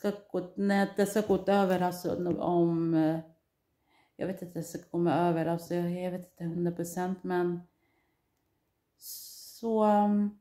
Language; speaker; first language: Swedish; non-native, learner; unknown